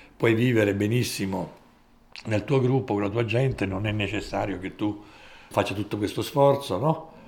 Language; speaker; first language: Italian; native; Italian